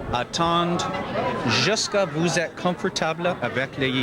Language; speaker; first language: French; non-native, learner; English